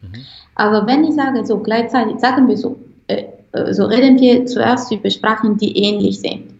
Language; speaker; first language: German; non-native, fluent; Italian